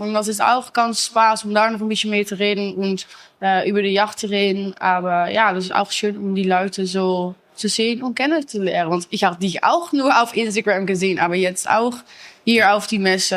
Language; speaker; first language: German; non-native, learner; Dutch